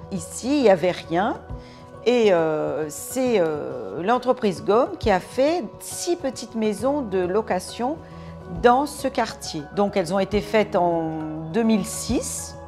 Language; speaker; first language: French; non-native, fluent; Portuguese